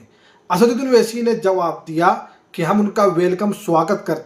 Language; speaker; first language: Hindi; native; Hindi